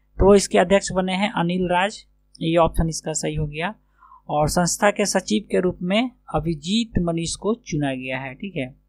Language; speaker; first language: Hindi; native; Hindi